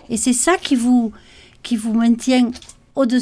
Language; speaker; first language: French; native; French